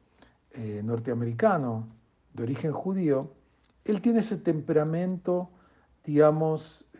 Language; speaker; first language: Spanish; native; Spanish